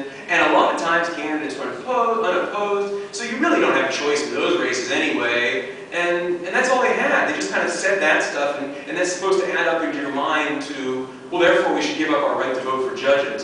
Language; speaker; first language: English; native; English